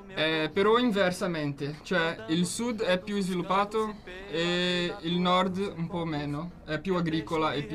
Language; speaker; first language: Italian; non-native, fluent; Portuguese